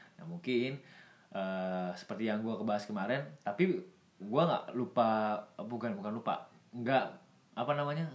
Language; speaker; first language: Indonesian; native; Indonesian